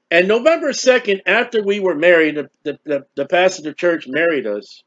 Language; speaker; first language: English; native; English